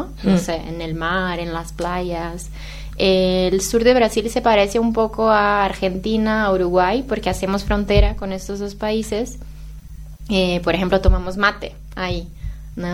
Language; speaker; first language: Spanish; non-native, fluent; Portuguese